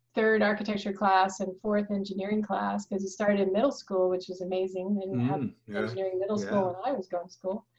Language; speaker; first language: English; native; English